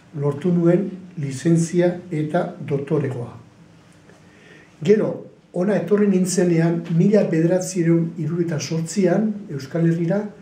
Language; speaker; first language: Basque; native; Basque